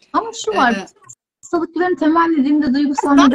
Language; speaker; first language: Turkish; native; Turkish